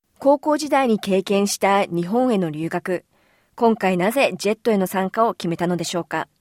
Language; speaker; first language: Japanese; native; Japanese